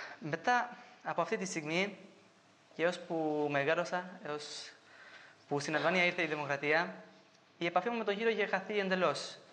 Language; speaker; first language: Greek; non-native, fluent; Albanian